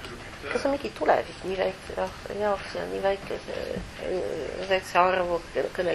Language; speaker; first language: Estonian; non-native, fluent; French